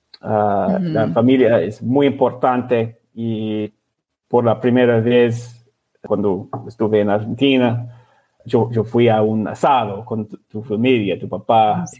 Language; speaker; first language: Spanish; non-native, learner; English